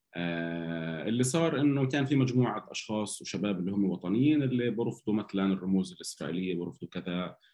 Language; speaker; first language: Arabic; native; Arabic